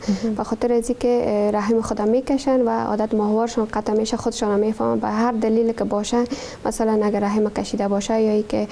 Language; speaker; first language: Persian; native; Persian